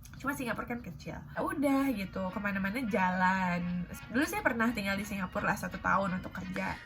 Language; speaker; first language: Indonesian; native; Indonesian